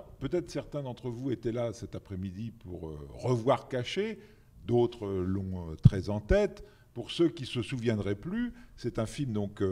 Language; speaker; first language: French; native; French